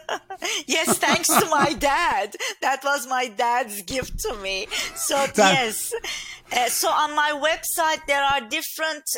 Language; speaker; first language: English; non-native, fluent; Turkish